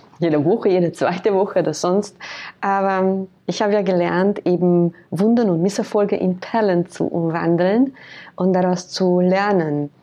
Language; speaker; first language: German; non-native, fluent; Hungarian